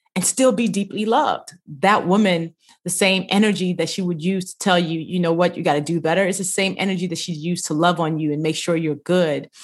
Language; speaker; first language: English; early bilingual, other home language; Yoruba